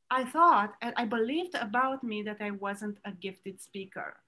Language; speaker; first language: English; non-native, fluent; Romanian